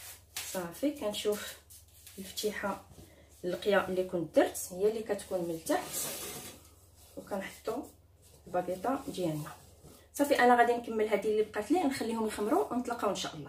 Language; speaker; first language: Arabic; native; Arabic